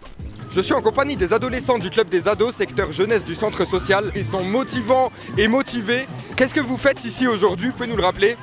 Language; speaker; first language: French; native; French